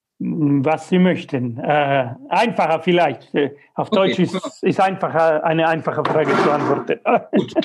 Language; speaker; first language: German; non-native, fluent; Spanish